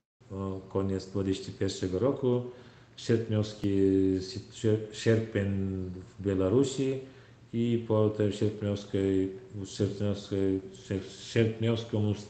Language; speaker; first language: Polish; non-native, learner; Turkmen